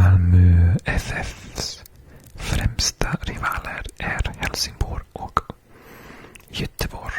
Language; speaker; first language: Swedish; non-native, fluent; English